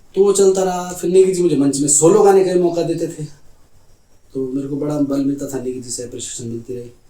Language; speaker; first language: Hindi; non-native, local second language; Garhwali